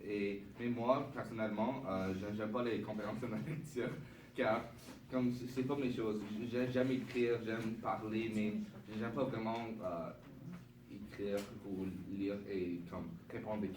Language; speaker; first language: French; non-native, local second language; English